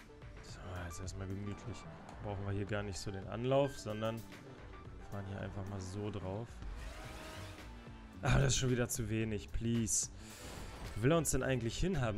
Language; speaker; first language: German; native; German